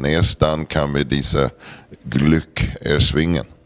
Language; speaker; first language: German; non-native, learner; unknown